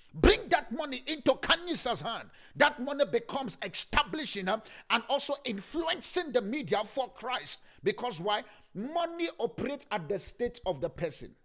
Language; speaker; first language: English; non-native, local second language; Yoruba